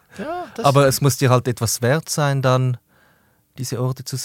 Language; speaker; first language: German; native; German